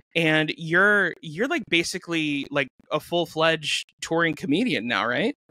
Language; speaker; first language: English; native; English